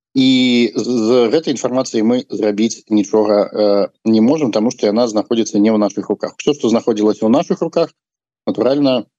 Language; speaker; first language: Belarusian; non-native, local second language; Russian